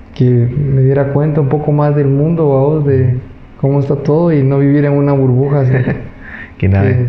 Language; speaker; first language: Spanish; native; Spanish